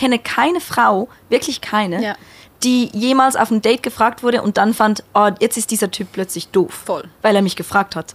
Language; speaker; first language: German; native; German